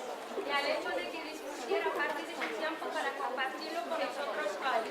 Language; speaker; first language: Spanish; non-native, fluent; Arabic